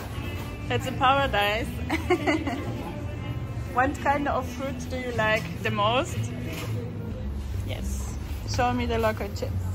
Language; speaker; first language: English; non-native, learner; German